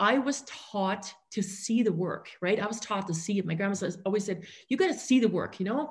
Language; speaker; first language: English; non-native, fluent; German